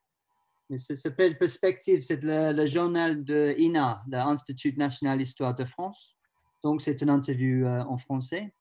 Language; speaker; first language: French; non-native, learner; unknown